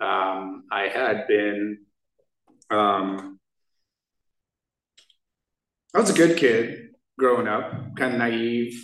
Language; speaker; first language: English; native; English